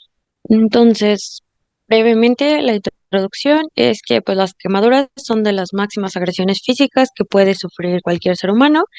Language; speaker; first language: Spanish; native; Spanish